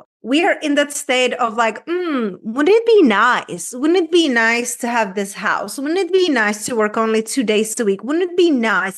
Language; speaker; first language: English; non-native, fluent; Czech